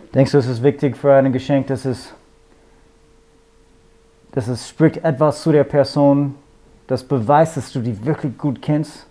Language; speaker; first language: German; non-native, fluent; English